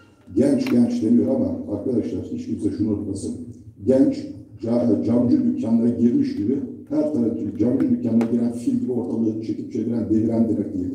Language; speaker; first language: Turkish; native; Turkish